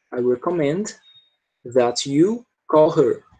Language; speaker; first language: English; non-native, fluent; Portuguese